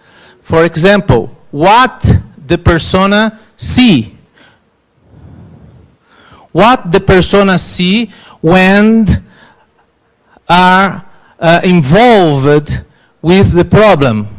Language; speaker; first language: English; non-native, learner; Portuguese